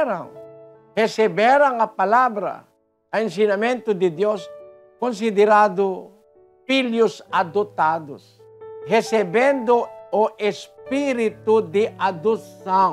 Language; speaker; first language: Portuguese; non-native, fluent; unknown